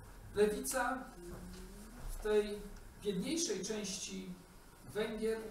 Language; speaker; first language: Polish; native; Polish